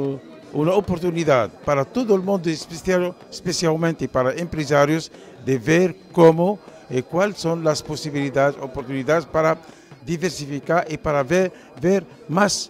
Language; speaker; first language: Spanish; non-native, fluent; Arabic